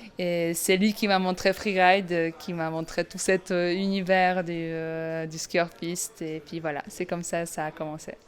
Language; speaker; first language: French; non-native, fluent; Polish